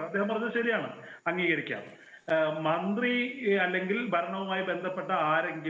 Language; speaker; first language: Malayalam; native; Malayalam